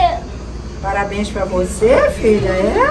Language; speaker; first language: Portuguese; native; Portuguese